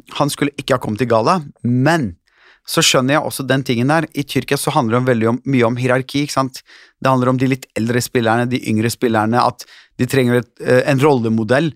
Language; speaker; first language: Norwegian; early bilingual, other home language; Turkish